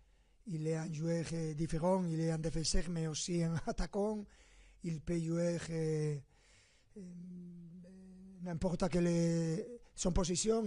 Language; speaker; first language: French; non-native, fluent; Spanish